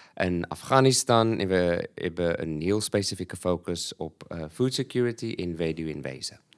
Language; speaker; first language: Dutch; non-native, fluent; English